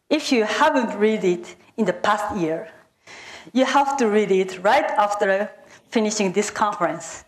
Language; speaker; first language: English; non-native, fluent; Japanese